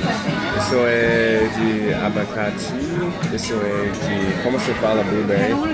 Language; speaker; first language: Portuguese; non-native, fluent; English